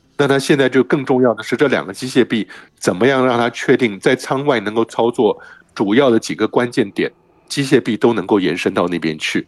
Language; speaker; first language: Chinese; native; Chinese